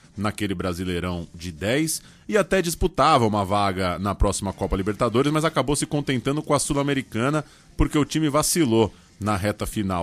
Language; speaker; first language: Portuguese; native; Portuguese